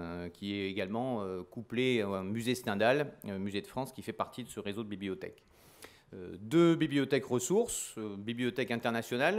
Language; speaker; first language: French; native; French